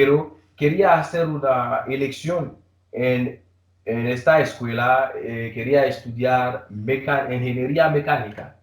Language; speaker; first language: Spanish; non-native, learner; Haitian Creole